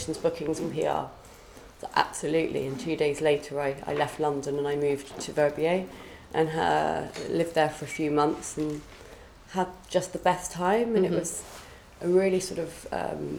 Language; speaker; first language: English; native; English